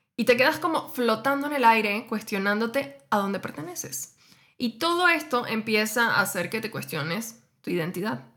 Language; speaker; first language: Spanish; native; Spanish